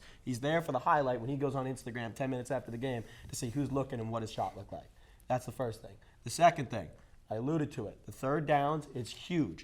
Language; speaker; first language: English; native; English